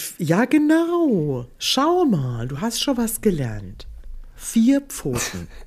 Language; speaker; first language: German; native; German